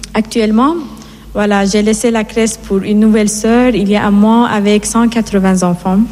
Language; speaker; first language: French; non-native, fluent; Persian